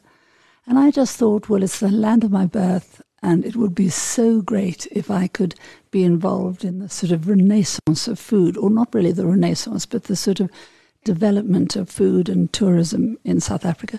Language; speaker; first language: English; native; English